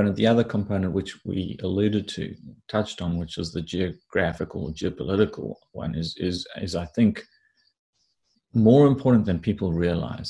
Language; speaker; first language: English; native; English